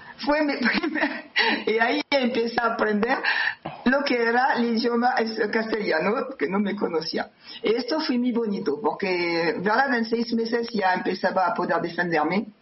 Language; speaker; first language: Spanish; non-native, fluent; French